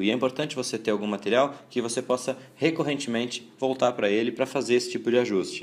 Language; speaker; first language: Portuguese; native; Portuguese